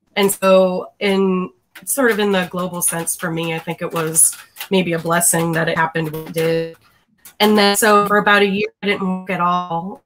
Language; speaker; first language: English; native; English